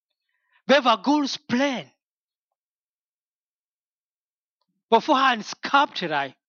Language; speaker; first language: Danish; non-native, fluent; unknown